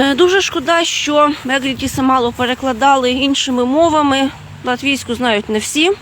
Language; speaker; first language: Ukrainian; non-native, fluent; Lithuanian